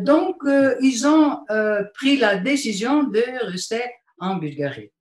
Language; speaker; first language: French; non-native, fluent; Bulgarian